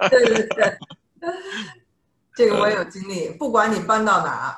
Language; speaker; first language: Chinese; native; Chinese